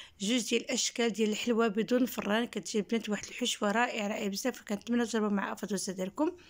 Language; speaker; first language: Arabic; native; Arabic